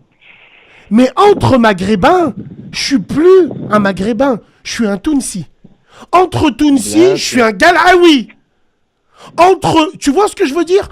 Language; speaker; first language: French; early bilingual, other home language; Arabic